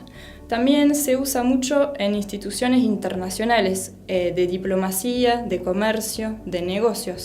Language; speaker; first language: Spanish; non-native, fluent; French